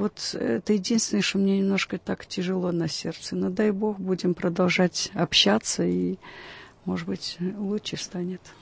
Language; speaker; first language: Russian; early bilingual, heritage; Russian